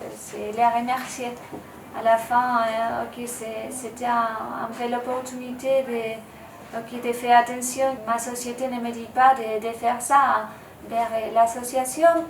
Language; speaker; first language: French; non-native, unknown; Spanish